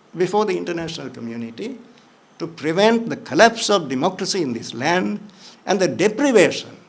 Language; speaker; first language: English; non-native, local second language; Sinhala